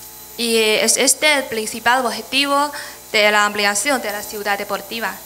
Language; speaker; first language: Spanish; non-native, fluent; Chinese